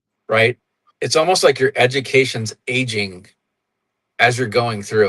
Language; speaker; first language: English; native; English